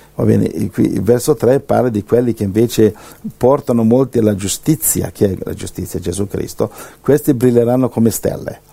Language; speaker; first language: Italian; native; Italian